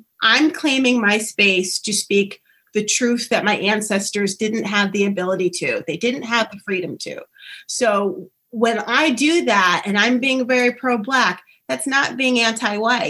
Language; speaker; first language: English; native; English